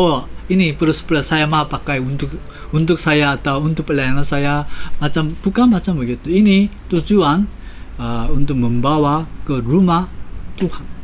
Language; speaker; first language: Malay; non-native, fluent; Korean